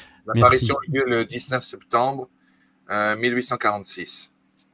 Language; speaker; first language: French; native; French